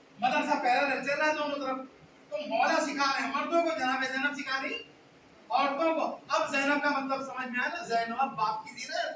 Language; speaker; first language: Urdu; native; Urdu